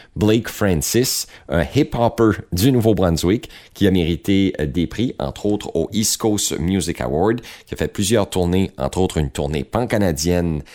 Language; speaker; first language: French; native; French